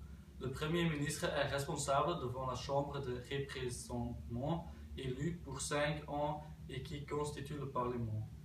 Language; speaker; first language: French; non-native, learner; Dutch